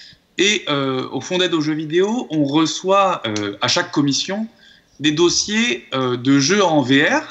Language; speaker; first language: French; native; French